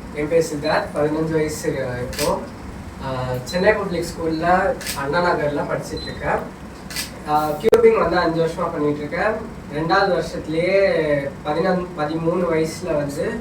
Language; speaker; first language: Tamil; native; Tamil